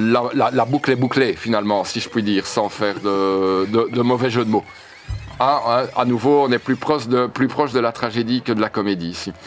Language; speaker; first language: French; native; French